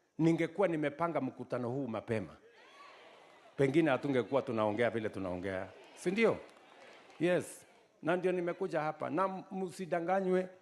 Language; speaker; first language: Swahili; non-native, local second language; Kalenjin